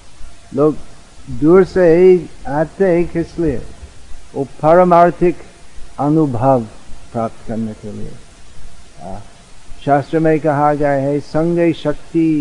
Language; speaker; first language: Hindi; non-native, learner; English